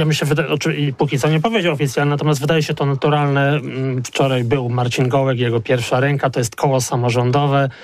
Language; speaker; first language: Polish; native; Polish